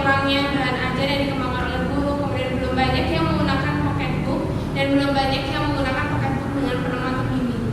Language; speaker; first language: Indonesian; native; Indonesian